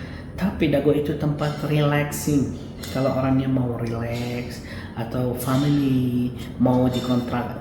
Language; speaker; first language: Indonesian; non-native, fluent; Arabic